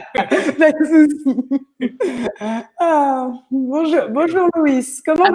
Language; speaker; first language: French; native; French